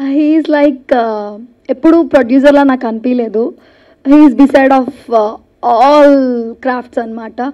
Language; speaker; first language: Telugu; native; Telugu